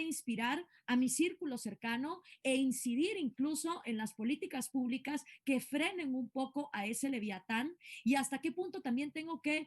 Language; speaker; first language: Spanish; native; Spanish